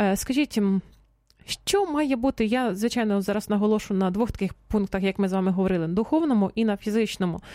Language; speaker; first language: Ukrainian; native; Ukrainian